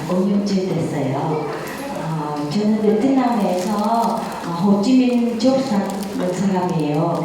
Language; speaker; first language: Korean; non-native, learner; Vietnamese